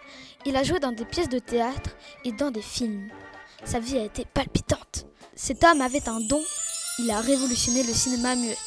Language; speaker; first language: French; native; French